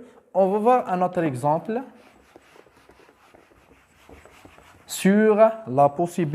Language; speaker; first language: French; non-native, local second language; Arabic